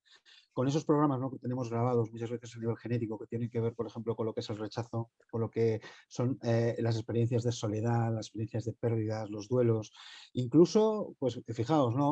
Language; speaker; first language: Spanish; native; Spanish